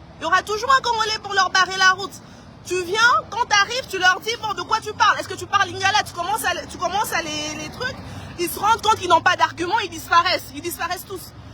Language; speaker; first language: French; non-native, local second language; Lingala